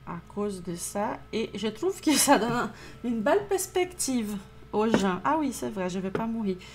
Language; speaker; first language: French; non-native, fluent; Portuguese